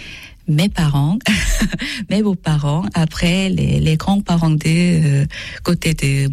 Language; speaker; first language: French; non-native, learner; Korean